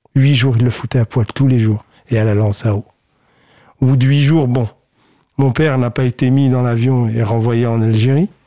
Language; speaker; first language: French; early bilingual, other home language; Kabyle